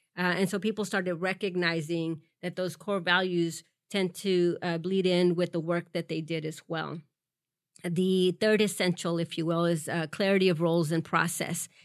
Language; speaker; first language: English; early bilingual, other home language; Spanish